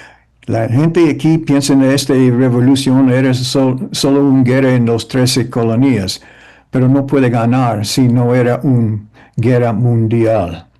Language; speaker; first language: Spanish; early bilingual, heritage; English